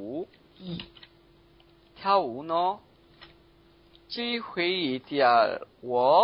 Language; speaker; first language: Chinese; non-native, learner; Korean